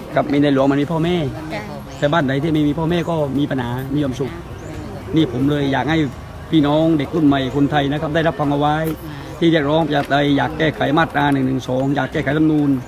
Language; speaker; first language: Thai; native; Thai